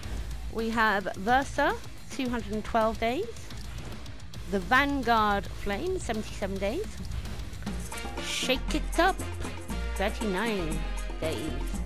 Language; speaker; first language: English; native; English